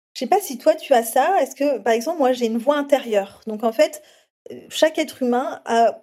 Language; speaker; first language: French; native; French